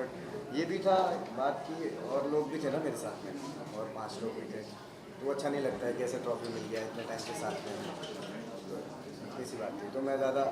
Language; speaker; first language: Hindi; native; Hindi